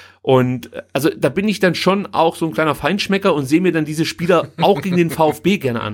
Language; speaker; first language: German; native; German